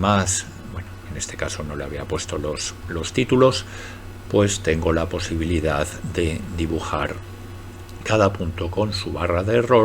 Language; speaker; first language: Spanish; native; Spanish